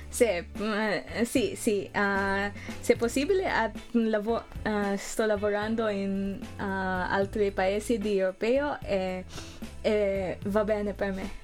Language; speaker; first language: Italian; non-native, learner; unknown